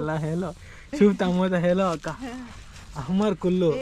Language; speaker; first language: Arabic; non-native, learner; Telugu